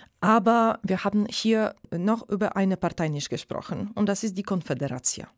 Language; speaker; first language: German; non-native, fluent; Polish